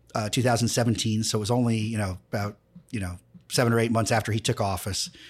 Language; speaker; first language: English; native; English